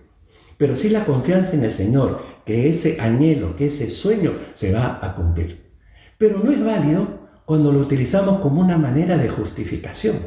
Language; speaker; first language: Spanish; native; Spanish